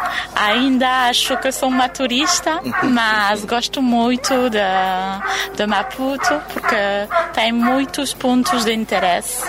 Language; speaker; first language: Portuguese; non-native, fluent; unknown